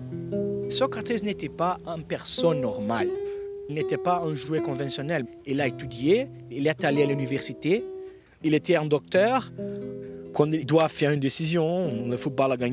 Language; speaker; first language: French; non-native, fluent; Portuguese